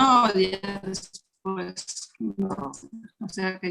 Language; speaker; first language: Spanish; native; Spanish